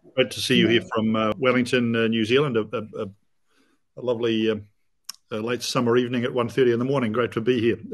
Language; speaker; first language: English; native; English